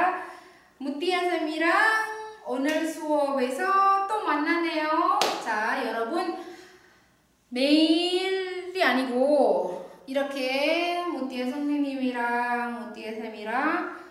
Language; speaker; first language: Korean; non-native, fluent; Indonesian